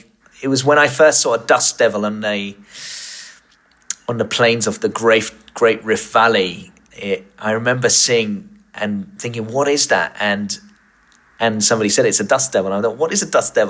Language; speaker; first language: English; native; English